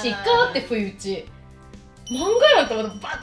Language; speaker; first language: Japanese; native; Japanese